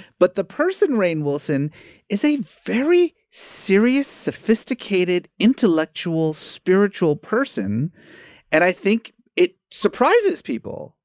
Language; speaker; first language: English; early bilingual, other home language; Persian